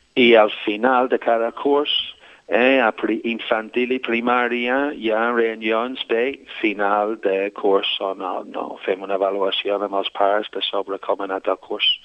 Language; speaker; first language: Catalan; non-native, fluent; English